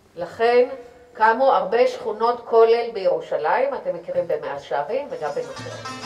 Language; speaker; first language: Hebrew; native; Hebrew